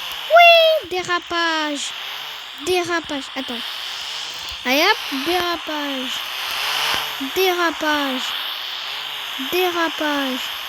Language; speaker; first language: French; native; French